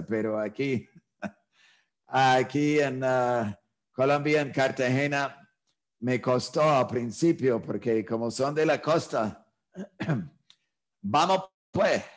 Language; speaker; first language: Spanish; non-native, fluent; English